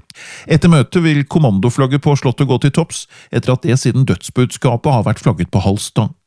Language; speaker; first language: Norwegian; native; Norwegian